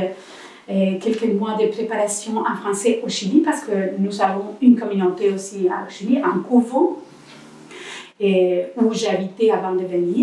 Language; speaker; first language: French; non-native, learner; Spanish